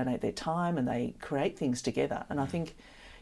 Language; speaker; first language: English; native; English